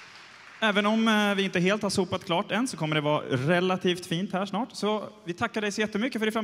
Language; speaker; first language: Swedish; native; Swedish